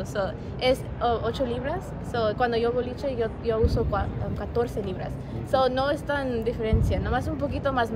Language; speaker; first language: Spanish; early bilingual, heritage; Spanish